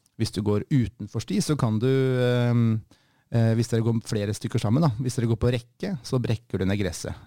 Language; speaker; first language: Norwegian; native; Norwegian